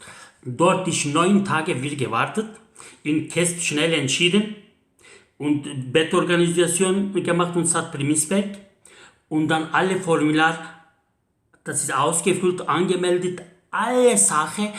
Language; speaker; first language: German; non-native, learner; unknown